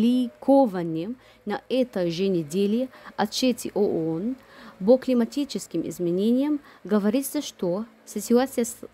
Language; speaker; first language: Russian; non-native, fluent; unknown